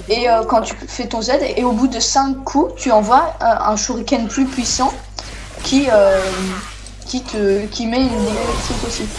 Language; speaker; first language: French; native; French